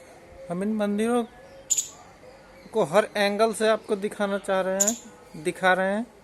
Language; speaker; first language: Hindi; native; Hindi